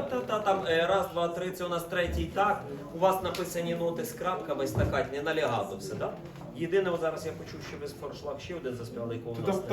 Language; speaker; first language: Ukrainian; native; Ukrainian